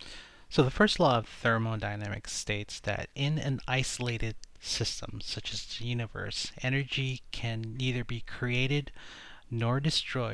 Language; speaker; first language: English; native; English